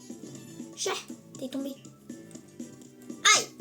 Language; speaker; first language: French; native; French